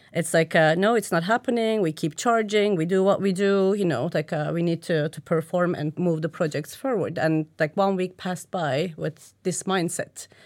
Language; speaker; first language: English; non-native, fluent; Turkish